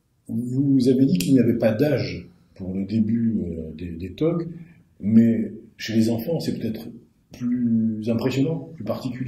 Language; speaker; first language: French; native; French